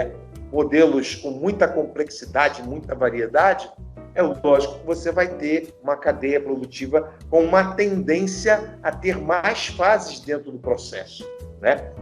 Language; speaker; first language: Portuguese; native; Portuguese